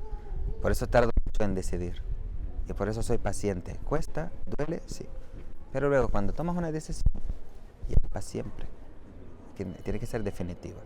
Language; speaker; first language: Spanish; non-native, fluent; Arabic